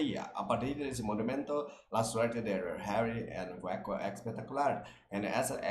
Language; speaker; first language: Spanish; non-native, fluent; English